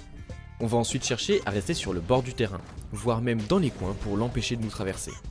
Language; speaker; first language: French; native; French